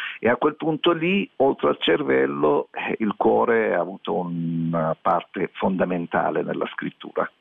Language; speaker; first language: Italian; non-native, fluent; Persian